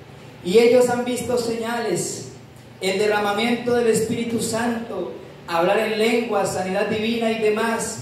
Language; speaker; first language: Spanish; native; Spanish